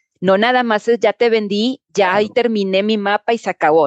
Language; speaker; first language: Spanish; native; Spanish